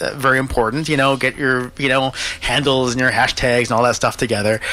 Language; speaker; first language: English; native; English